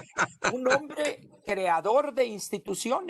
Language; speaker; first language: Spanish; native; Spanish